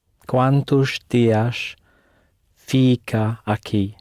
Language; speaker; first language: Portuguese; non-native, learner; English